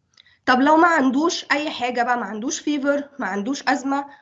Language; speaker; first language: Arabic; native; Arabic